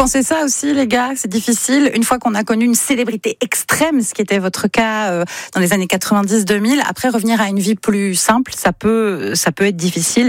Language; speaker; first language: French; native; French